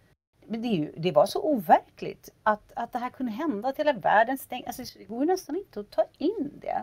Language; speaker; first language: Swedish; native; Swedish